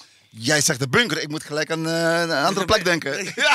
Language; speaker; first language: Dutch; native; Dutch